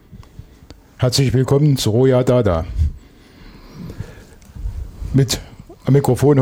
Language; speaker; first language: German; native; German